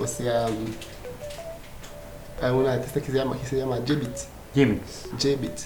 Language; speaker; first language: Spanish; non-native, learner; Haitian Creole